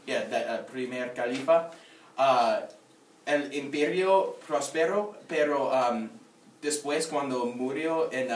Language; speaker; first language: Spanish; non-native, learner; English